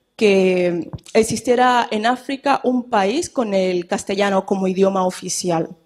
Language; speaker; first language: Spanish; native; Spanish